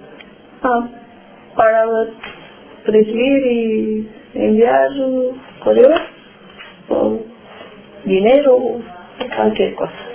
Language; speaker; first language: Spanish; non-native, learner; Romanian